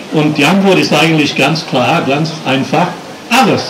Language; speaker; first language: German; non-native, fluent; English